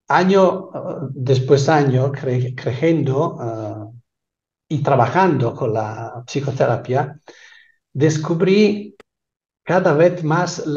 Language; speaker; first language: Spanish; non-native, fluent; Italian